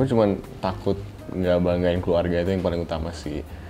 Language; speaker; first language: Indonesian; non-native, fluent; English